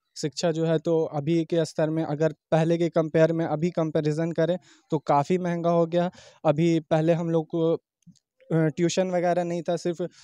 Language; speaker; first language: Hindi; native; Hindi